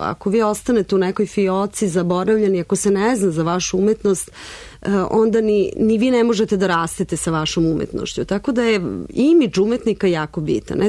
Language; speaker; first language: Serbian; native; Serbian